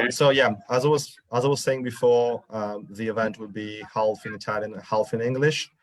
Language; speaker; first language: English; non-native, fluent; Italian